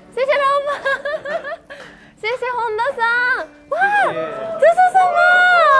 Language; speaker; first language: Chinese; non-native, fluent; Japanese